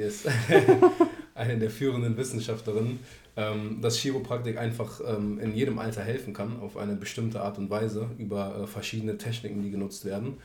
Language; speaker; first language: German; native; German